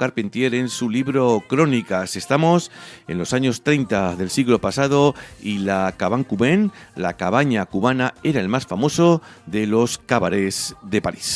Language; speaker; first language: Spanish; native; Spanish